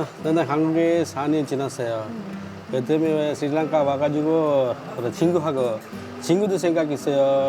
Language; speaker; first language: Korean; non-native, learner; Sinhala